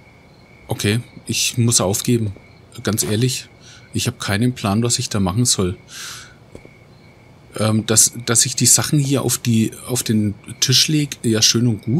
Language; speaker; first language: German; native; German